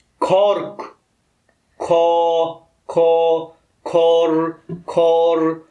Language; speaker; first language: Turkish; native; Turkish